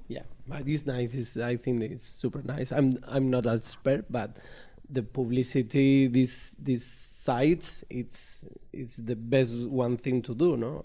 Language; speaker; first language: English; non-native, learner; Spanish